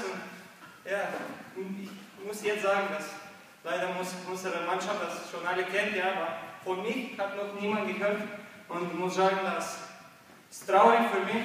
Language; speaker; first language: German; non-native, learner; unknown